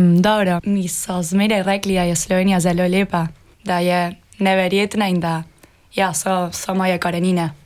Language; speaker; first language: Slovenian; early bilingual, heritage; Slovenian